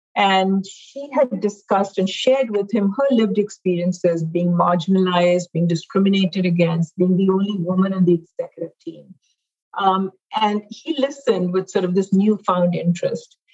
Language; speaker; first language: English; non-native, local second language; Hindi